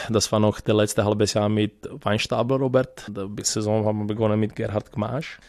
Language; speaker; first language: German; non-native, fluent; Serbian